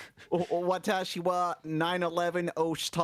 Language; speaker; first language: Japanese; non-native, learner; English